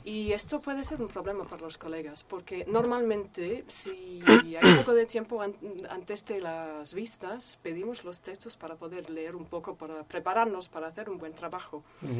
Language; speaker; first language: Spanish; non-native, fluent; English